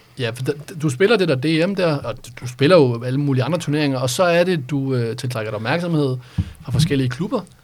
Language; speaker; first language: Danish; early bilingual, other home language; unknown